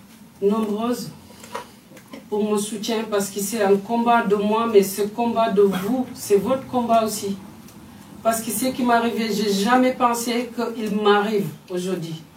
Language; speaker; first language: French; non-native, fluent; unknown